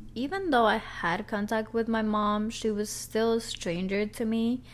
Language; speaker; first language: English; early bilingual, other home language; Spanish